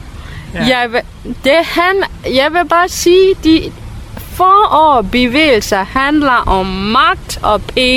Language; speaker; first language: Danish; non-native, fluent; Burmese